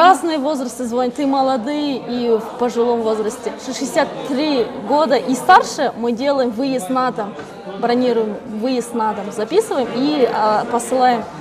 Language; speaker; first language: Russian; non-native, local second language; Kazakh